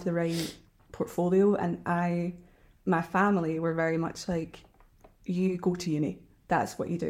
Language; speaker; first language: English; native; English